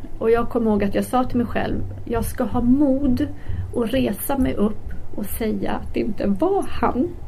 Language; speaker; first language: Swedish; early bilingual, other home language; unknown